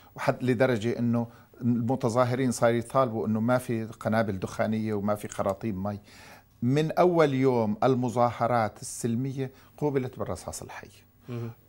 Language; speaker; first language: Arabic; native; Arabic